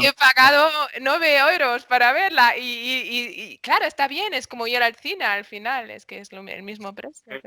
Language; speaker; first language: Spanish; non-native, fluent; German